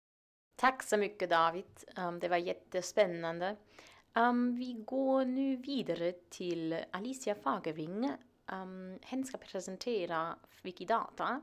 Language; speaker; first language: Swedish; non-native, fluent; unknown